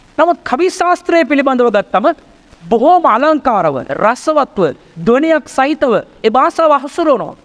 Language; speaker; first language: Sinhala; non-native, local second language; Tamil